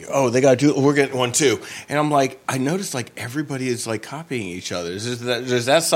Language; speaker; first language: English; native; English